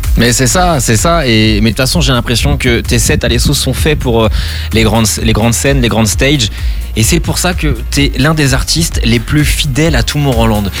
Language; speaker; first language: French; native; French